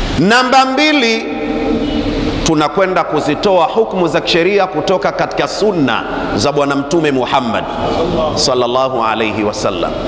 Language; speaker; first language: Swahili; non-native, local second language; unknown